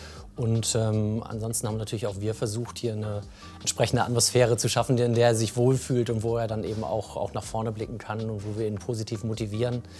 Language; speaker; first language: German; native; German